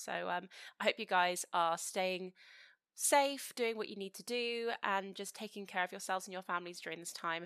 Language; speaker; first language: English; native; English